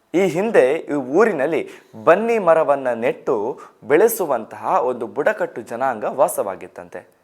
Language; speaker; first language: Kannada; non-native, local second language; Tulu